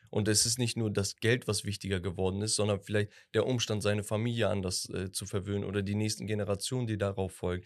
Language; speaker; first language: German; early bilingual, other home language; Turkish